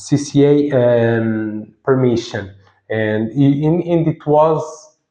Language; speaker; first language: English; non-native, fluent; Portuguese